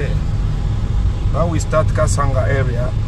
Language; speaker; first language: English; non-native, learner; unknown